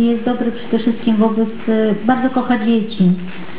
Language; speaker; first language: Russian; non-native, learner; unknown